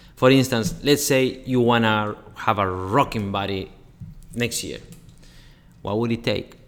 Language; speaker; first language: English; non-native, fluent; Spanish